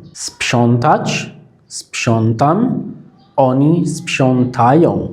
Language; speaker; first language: Polish; non-native, fluent; Arabic